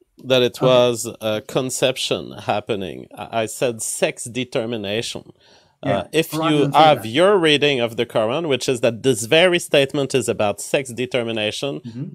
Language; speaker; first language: English; non-native, fluent; French